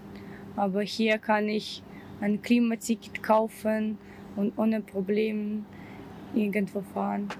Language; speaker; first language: German; non-native, learner; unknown